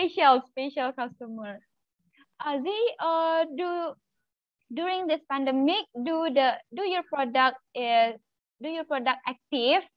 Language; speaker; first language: English; non-native, learner; Malay